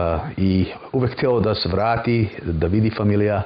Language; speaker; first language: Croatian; early bilingual, heritage; English